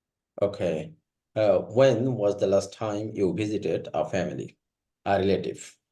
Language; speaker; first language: English; non-native, fluent; Bangla